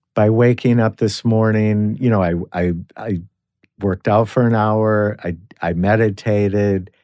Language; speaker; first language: English; native; English